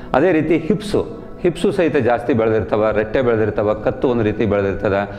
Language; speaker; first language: Kannada; native; Kannada